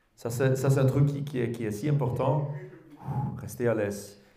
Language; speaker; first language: French; non-native, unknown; Dutch